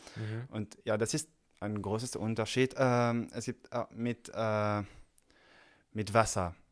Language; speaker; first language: German; non-native, fluent; French